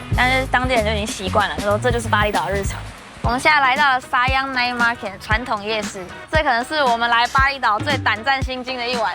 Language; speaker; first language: Chinese; native; Chinese